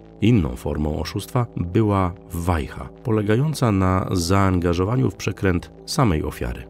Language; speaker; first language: Polish; native; Polish